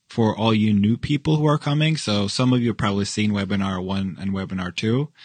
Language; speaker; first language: English; non-native, fluent; Norwegian